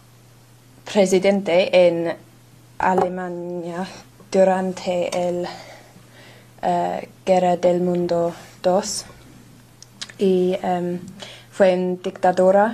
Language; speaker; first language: Spanish; non-native, learner; English